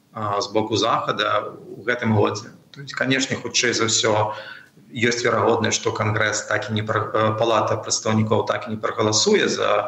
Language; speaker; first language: Belarusian; non-native, local second language; Russian